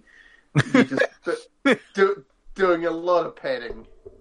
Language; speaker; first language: English; native; English